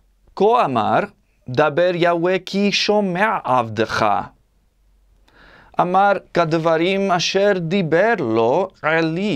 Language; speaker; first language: Hebrew; non-native, learner; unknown